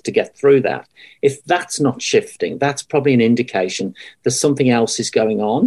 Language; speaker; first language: English; native; English